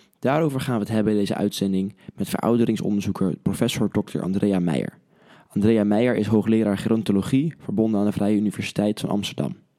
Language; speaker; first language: Dutch; native; Dutch